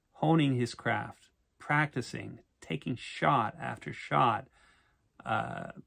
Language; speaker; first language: English; native; English